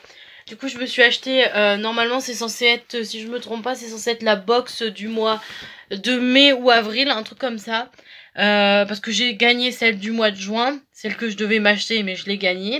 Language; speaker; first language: French; native; French